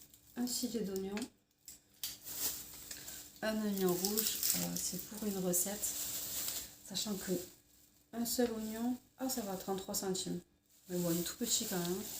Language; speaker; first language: French; native; French